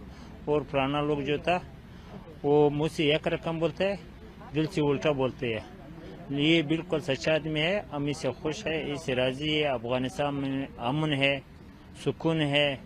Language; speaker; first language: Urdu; non-native, fluent; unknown